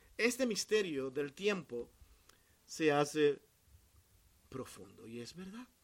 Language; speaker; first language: Spanish; native; Spanish